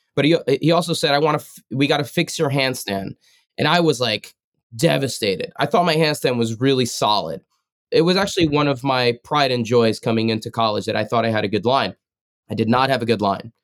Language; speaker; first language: English; native; English